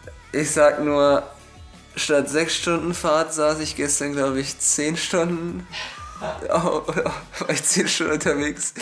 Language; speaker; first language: German; native; German